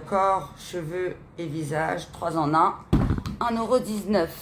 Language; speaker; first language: French; native; French